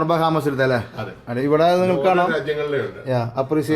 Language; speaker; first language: Malayalam; native; Malayalam